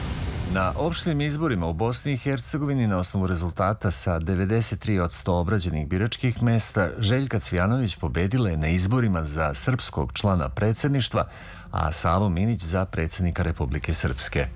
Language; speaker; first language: Serbian; native; Serbian